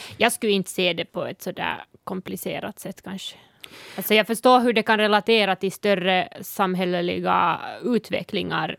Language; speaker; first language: Swedish; non-native, local second language; Northern Sami